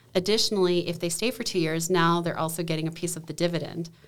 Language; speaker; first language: English; native; English